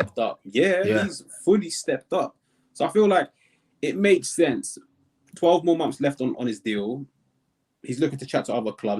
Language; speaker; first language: English; native; English